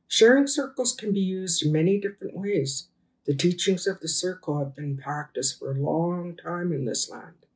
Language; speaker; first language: English; native; English